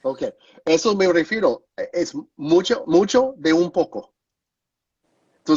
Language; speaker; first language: Spanish; non-native, fluent; English